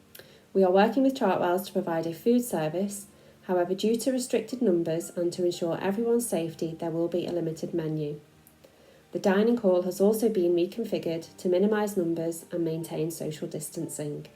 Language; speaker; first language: English; native; English